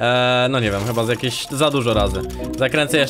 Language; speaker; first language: Polish; native; Polish